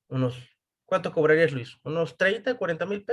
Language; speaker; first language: Spanish; native; Spanish